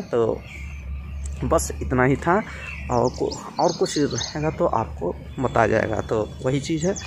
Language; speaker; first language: Hindi; native; Hindi